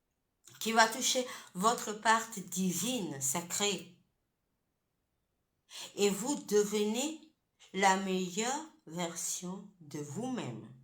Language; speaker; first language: French; non-native, fluent; Italian